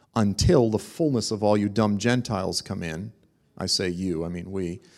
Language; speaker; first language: English; native; English